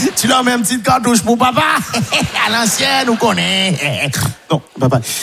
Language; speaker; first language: French; non-native, local second language; Haitian Creole